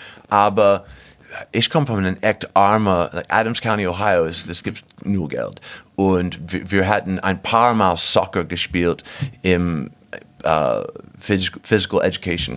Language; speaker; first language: German; non-native, fluent; English